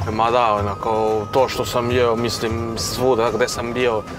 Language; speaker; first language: Croatian; non-native, fluent; Spanish